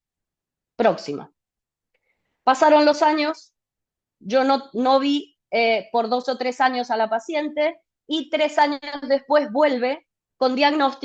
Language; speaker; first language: Spanish; native; Spanish